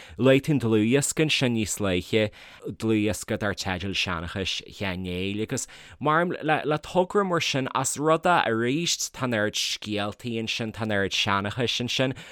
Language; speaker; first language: Irish; native; Irish